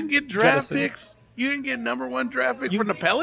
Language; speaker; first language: English; native; English